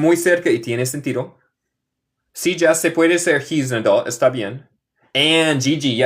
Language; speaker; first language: Spanish; non-native, fluent; English